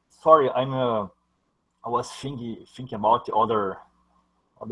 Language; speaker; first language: English; non-native, learner; Portuguese